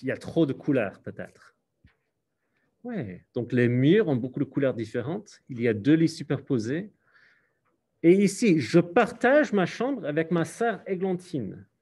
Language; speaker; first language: French; non-native, fluent; English